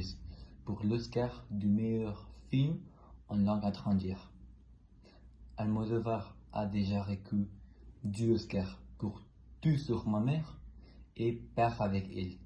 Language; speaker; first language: French; non-native, learner; Spanish